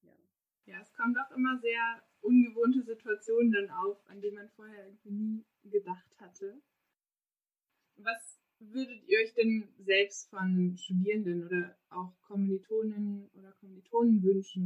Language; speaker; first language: German; native; German